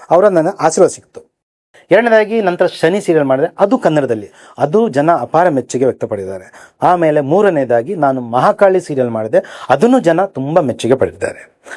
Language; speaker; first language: Kannada; native; Kannada